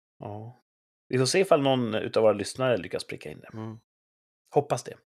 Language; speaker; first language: Swedish; native; Swedish